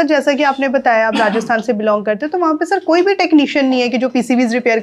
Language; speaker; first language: Hindi; native; Hindi